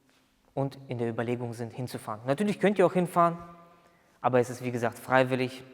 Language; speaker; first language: German; native; German